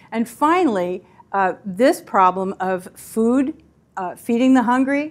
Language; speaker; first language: English; native; English